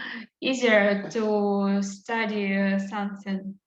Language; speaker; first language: English; non-native, learner; Russian